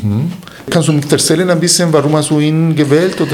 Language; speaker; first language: German; non-native, fluent; Spanish